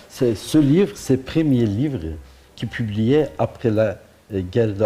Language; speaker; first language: French; non-native, learner; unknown